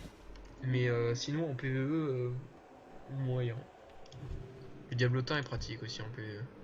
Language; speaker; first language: French; native; French